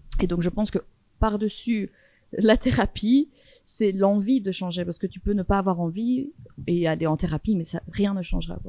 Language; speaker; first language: French; early bilingual, other home language; Persian